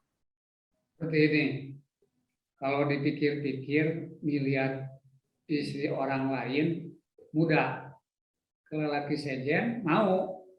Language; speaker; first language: Indonesian; non-native, local second language; Sundanese